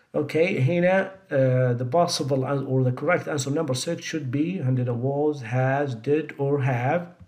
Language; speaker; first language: English; non-native, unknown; Arabic